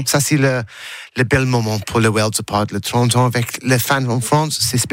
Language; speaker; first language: French; non-native, learner; English